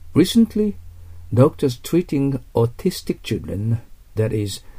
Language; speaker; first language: English; non-native, fluent; Japanese